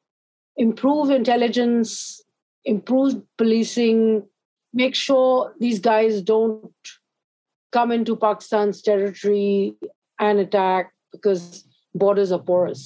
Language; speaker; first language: English; non-native, local second language; Urdu